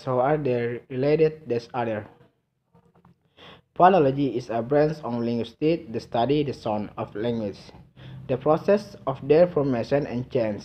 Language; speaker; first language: English; non-native, learner; Indonesian